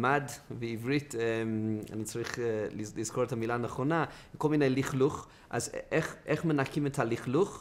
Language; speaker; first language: Hebrew; non-native, fluent; English